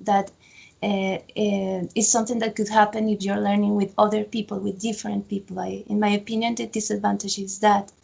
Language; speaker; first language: English; non-native, fluent; Spanish